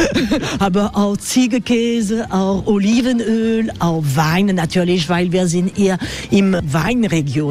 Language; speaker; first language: German; non-native, learner; French